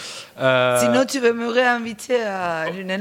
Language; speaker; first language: French; non-native, fluent; Turkish